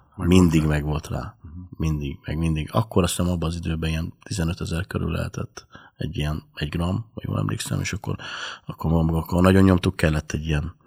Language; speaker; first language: Hungarian; native; Hungarian